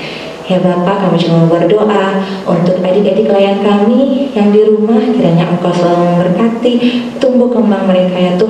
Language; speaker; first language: Indonesian; native; Indonesian